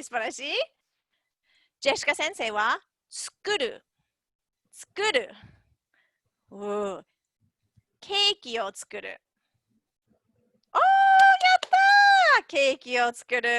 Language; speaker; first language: Japanese; non-native, fluent; English